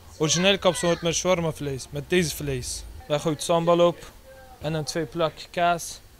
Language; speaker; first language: Dutch; non-native, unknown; Turkish